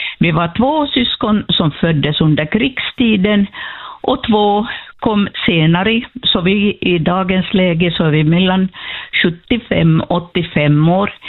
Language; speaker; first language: Swedish; native; Swedish